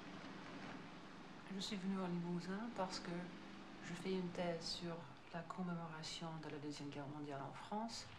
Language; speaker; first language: French; non-native, fluent; English